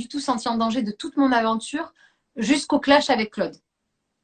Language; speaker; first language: French; native; French